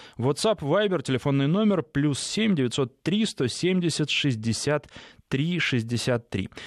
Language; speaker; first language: Russian; native; Russian